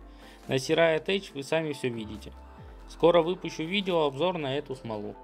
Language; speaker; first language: Russian; native; Russian